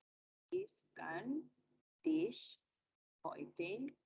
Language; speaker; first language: German; non-native, learner; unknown